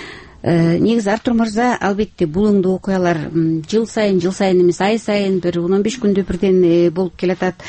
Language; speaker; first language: Kyrgyz; native; Kyrgyz